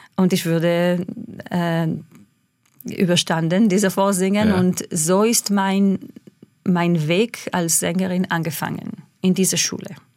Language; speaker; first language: German; non-native, fluent; Hebrew